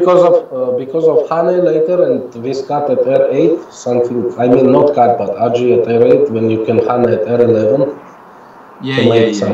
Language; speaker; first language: English; non-native, fluent; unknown